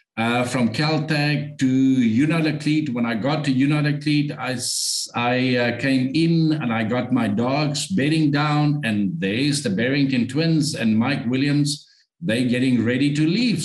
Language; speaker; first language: English; non-native, local second language; Afrikaans